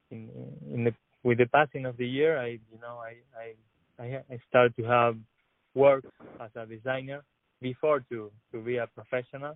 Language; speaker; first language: English; non-native, learner; Spanish